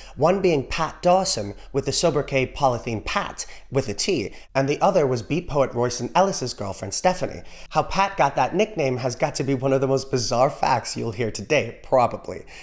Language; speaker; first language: English; native; English